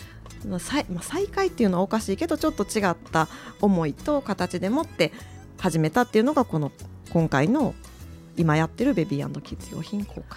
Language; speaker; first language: Japanese; native; Japanese